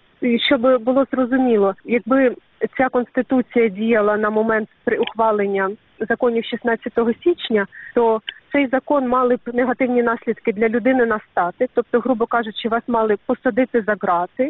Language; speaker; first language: Ukrainian; native; Ukrainian